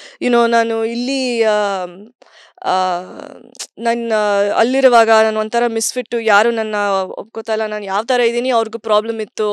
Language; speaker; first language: Kannada; early bilingual, heritage; English